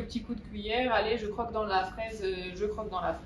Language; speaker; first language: French; native; French